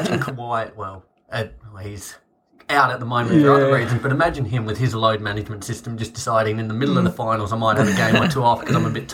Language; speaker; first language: English; native; English